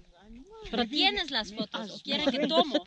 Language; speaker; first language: Spanish; non-native, fluent; Dutch